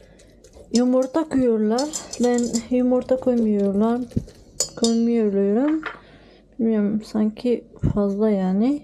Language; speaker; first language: Turkish; non-native, learner; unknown